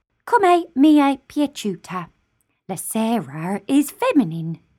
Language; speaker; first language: Italian; non-native, learner; English